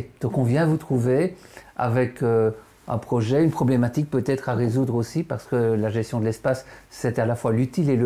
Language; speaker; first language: French; native; French